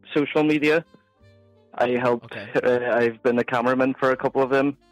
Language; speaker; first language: English; non-native, fluent; Polish